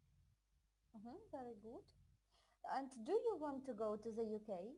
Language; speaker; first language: English; non-native, fluent; Russian